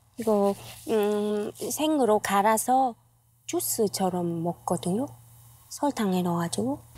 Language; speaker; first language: Korean; non-native, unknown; Vietnamese